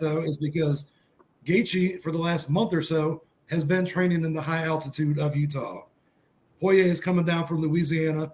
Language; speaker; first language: English; native; English